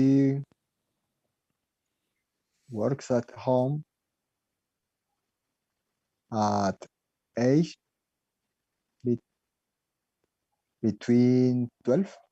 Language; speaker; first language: English; non-native, learner; Spanish